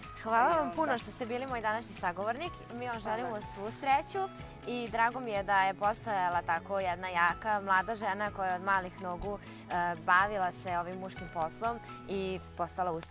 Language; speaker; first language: Serbian; native; Serbian